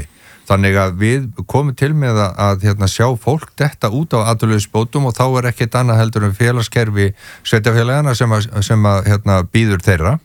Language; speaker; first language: Icelandic; native; Icelandic